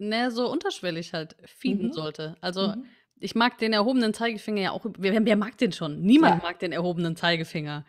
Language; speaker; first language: German; native; German